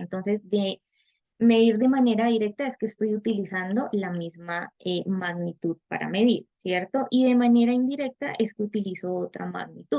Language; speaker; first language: Spanish; native; Spanish